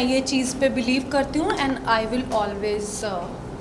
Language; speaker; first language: Hindi; non-native, local second language; Punjabi